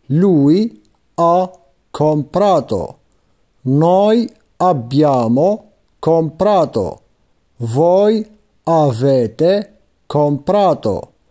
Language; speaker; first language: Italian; non-native, fluent; Arabic